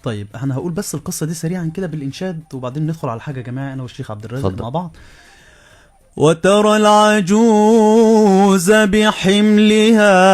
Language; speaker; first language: Arabic; native; Arabic